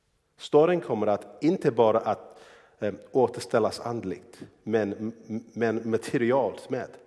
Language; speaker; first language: Swedish; non-native, fluent; English